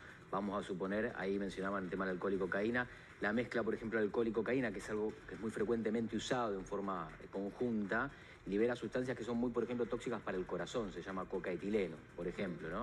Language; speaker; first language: Spanish; native; Spanish